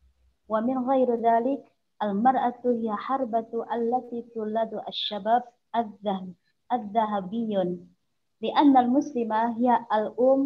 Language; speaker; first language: Arabic; non-native, learner; Indonesian